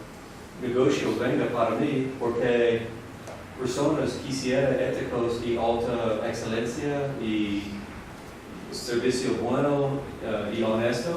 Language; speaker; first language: Spanish; non-native, learner; English